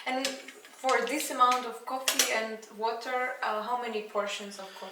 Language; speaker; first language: English; non-native, fluent; Russian